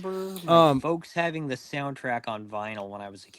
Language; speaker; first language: English; native; English